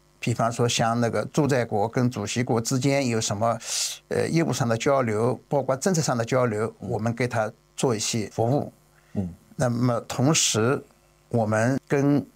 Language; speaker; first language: Chinese; native; Chinese